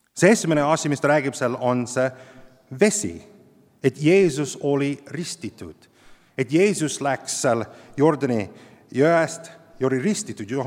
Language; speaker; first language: Estonian; non-native, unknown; English